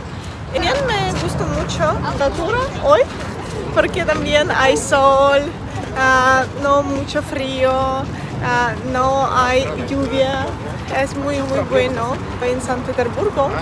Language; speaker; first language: Spanish; non-native, learner; Russian